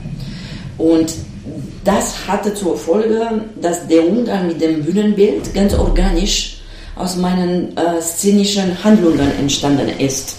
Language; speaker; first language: German; non-native, fluent; Romanian